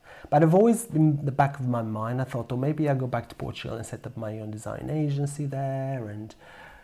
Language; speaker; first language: English; non-native, fluent; Portuguese